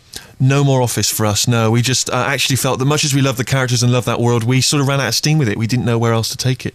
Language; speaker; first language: English; native; English